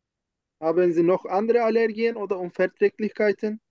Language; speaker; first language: German; non-native, learner; Turkish